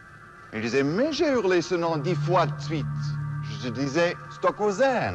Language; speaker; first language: French; non-native, fluent; German